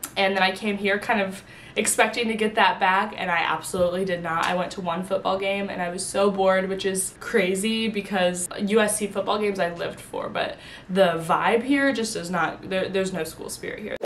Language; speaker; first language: English; native; English